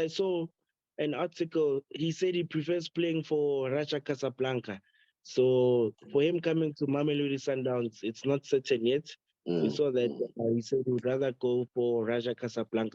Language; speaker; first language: English; non-native, local second language; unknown